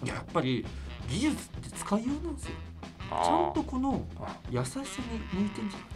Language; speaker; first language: Japanese; native; Japanese